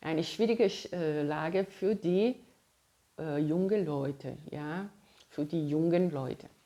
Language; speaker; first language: German; non-native, fluent; Portuguese